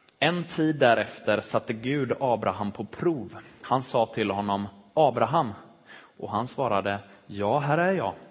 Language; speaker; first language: Swedish; native; Swedish